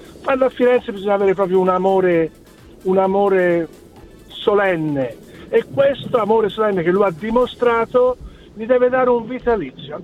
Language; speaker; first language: Italian; native; Italian